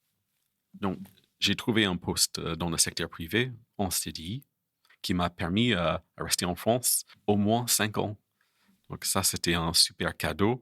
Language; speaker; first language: French; non-native, fluent; English